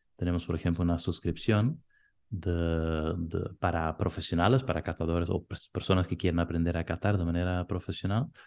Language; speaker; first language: Spanish; non-native, fluent; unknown